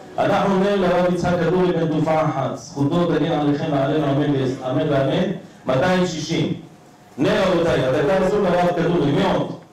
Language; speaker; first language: Hebrew; native; Hebrew